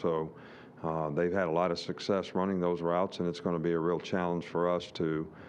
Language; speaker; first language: English; native; English